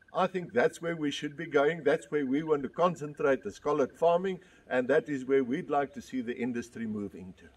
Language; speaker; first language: English; non-native, local second language; Afrikaans